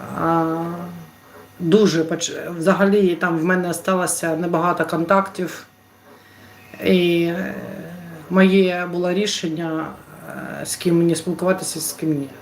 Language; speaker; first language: Ukrainian; non-native, local second language; Russian